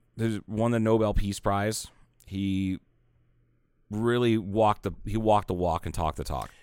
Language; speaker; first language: English; native; English